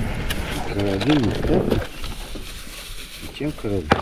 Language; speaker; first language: Russian; non-native, local second language; Uzbek